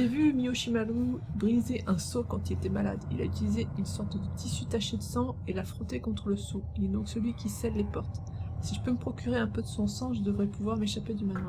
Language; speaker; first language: French; native; French